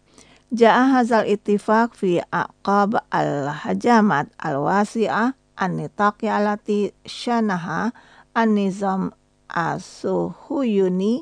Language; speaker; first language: Arabic; non-native, fluent; Indonesian